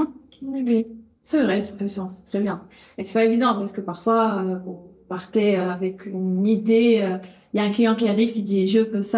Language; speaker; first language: French; native; French